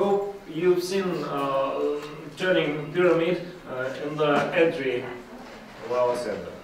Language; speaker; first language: English; non-native, learner; Russian